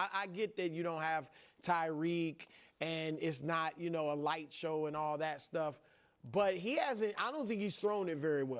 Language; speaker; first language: English; native; English